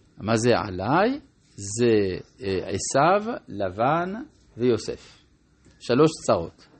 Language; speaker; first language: Hebrew; non-native, fluent; French